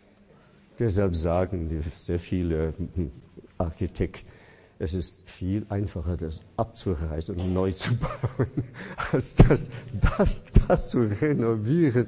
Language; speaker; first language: German; non-native, fluent; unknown